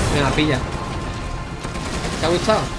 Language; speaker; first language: Spanish; native; Spanish